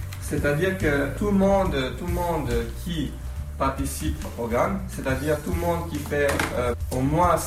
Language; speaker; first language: French; non-native, fluent; Slovenian